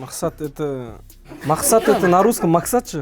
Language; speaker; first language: Russian; non-native, local second language; Kazakh